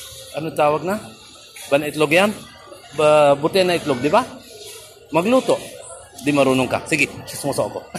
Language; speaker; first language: Filipino; non-native, learner; Arabic